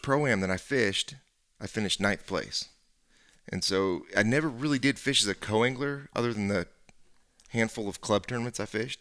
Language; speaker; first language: English; native; English